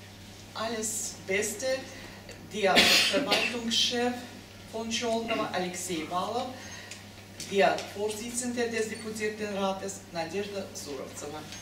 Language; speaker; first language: German; non-native, fluent; Russian